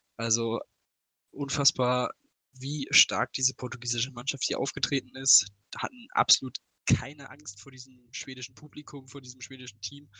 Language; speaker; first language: German; native; German